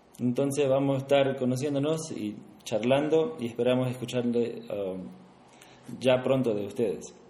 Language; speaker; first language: Spanish; early bilingual, other home language; English